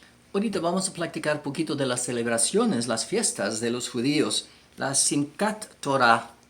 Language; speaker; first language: Spanish; non-native, fluent; English